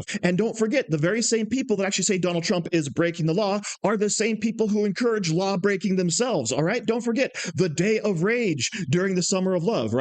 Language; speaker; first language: English; native; English